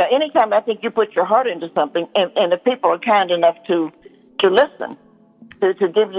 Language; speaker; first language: English; native; English